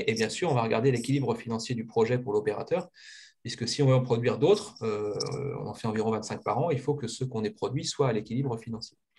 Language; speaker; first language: French; native; French